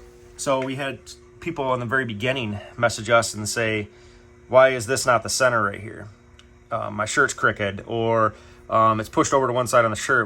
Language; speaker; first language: English; native; English